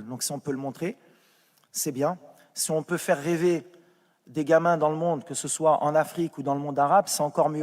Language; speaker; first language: French; native; French